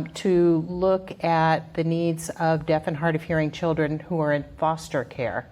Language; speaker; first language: English; native; English